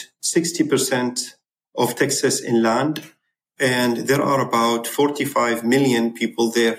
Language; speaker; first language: English; non-native, fluent; Arabic